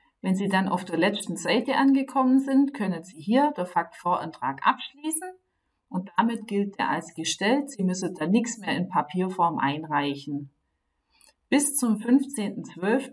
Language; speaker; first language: German; native; German